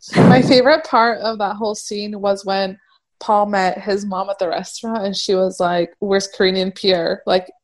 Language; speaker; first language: English; early bilingual, heritage; Persian